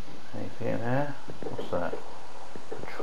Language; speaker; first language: English; native; English